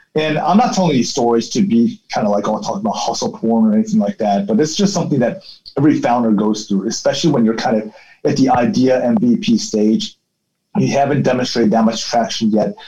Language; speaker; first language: English; early bilingual, other home language; Chinese